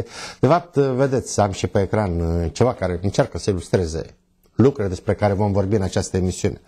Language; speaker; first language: Romanian; native; Romanian